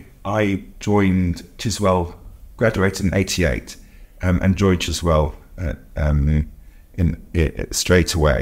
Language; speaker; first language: English; native; English